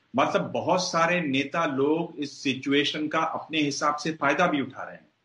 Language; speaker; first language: Hindi; native; Hindi